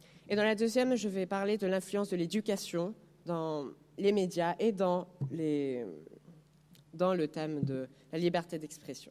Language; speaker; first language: French; non-native, fluent; Spanish